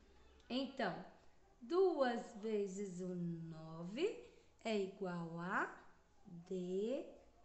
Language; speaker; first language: Portuguese; native; Portuguese